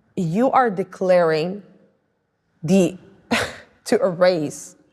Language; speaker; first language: English; non-native, fluent; Arabic